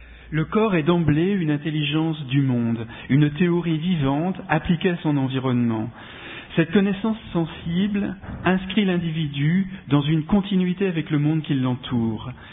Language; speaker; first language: French; native; French